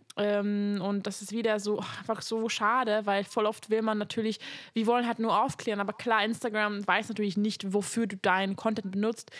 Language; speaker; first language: German; non-native, fluent; Hungarian